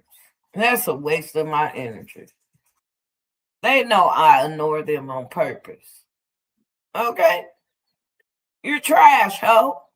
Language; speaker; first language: English; native; English